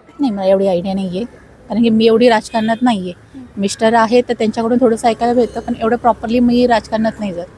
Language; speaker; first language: Marathi; native; Marathi